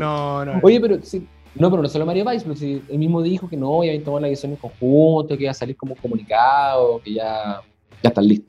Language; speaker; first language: Spanish; native; Spanish